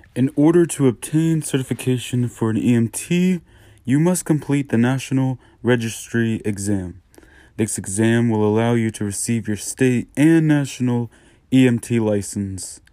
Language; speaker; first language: English; native; English